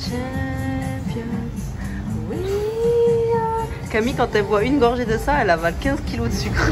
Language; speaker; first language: French; native; French